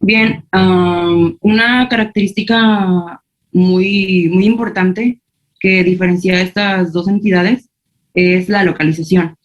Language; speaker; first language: Spanish; native; Spanish